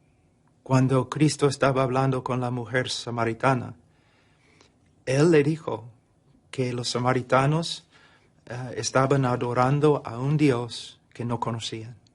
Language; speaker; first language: Spanish; non-native, fluent; English